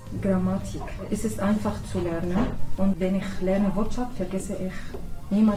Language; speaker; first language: German; non-native, learner; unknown